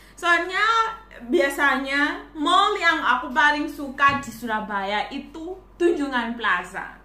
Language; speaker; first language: Indonesian; non-native, fluent; Shona